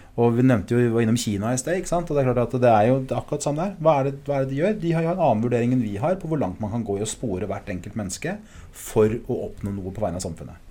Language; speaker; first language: Norwegian; early bilingual, other home language; English